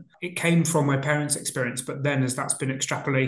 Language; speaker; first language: English; native; English